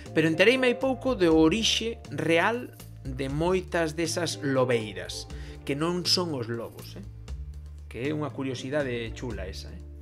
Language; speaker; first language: Galician; non-native, local second language; Spanish